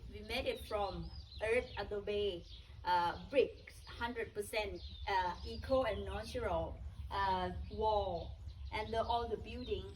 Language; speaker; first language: English; non-native, learner; Thai